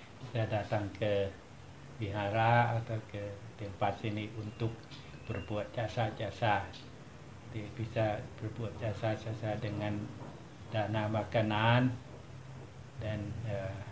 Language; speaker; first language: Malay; non-native, learner; Thai